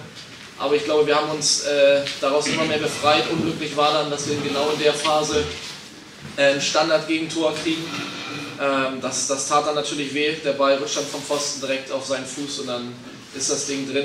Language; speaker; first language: German; native; German